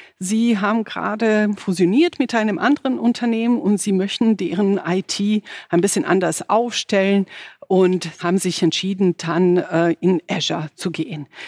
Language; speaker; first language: German; non-native, fluent; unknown